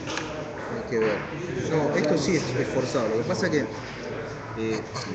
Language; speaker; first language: Spanish; native; Spanish